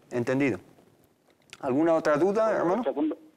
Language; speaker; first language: Spanish; native; Spanish